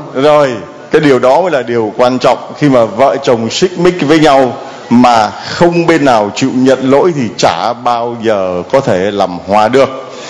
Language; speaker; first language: Vietnamese; native; Vietnamese